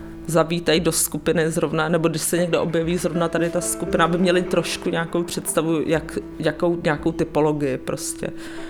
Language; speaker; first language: Czech; native; Czech